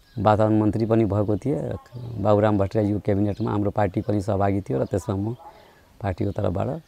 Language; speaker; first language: Nepali; non-native, local second language; Maithili